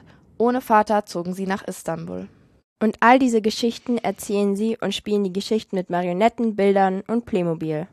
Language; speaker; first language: German; native; German